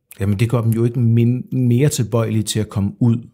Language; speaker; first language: Danish; native; Danish